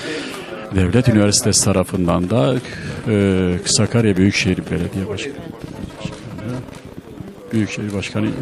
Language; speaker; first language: Turkish; native; Turkish